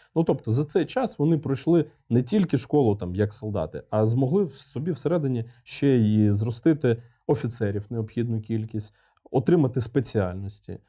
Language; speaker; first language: Ukrainian; non-native, local second language; Russian